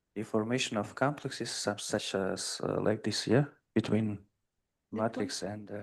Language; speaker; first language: English; non-native, fluent; Russian